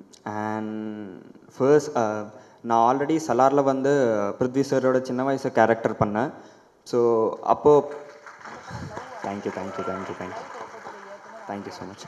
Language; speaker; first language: Tamil; non-native, learner; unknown